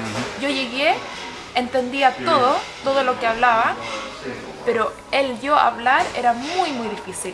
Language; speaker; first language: Spanish; early bilingual, heritage; Swedish